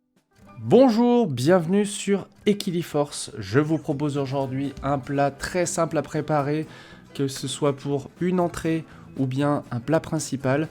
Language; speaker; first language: French; native; French